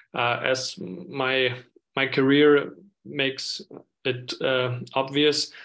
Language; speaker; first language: English; non-native, fluent; German